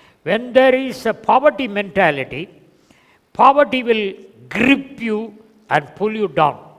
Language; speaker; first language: English; non-native, local second language; Tamil